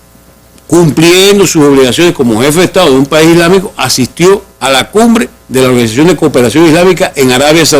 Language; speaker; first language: Spanish; native; Spanish